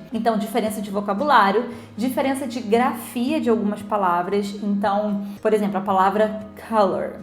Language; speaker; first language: Portuguese; native; Portuguese